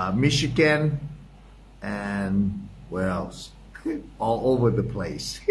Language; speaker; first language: English; non-native, fluent; Thai